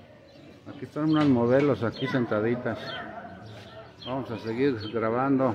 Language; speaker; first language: Spanish; native; Spanish